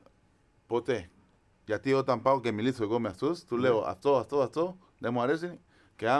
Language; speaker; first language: Greek; non-native, fluent; Spanish